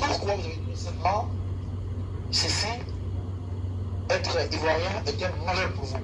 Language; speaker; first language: French; native; French